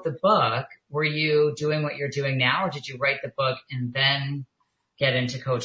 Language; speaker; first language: English; native; English